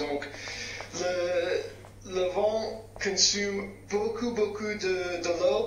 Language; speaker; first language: French; non-native, fluent; English